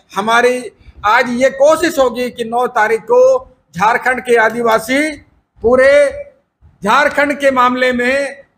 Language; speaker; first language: Hindi; native; Hindi